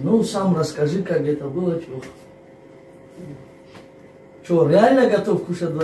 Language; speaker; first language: Russian; non-native, fluent; Tajik